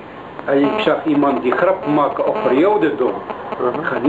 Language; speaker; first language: Dutch; non-native, learner; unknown